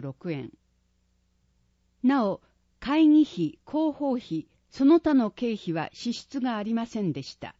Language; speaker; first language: Japanese; native; Japanese